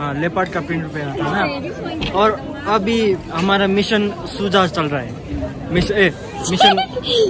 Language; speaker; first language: Hindi; non-native, local second language; Nepali